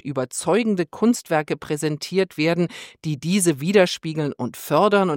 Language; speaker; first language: German; native; German